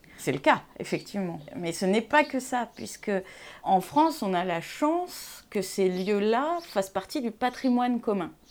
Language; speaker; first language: French; non-native, local second language; Arabic